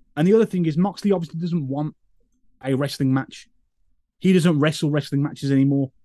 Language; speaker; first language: English; native; English